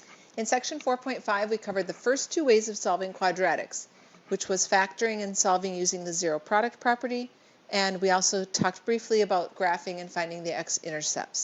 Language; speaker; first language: English; native; English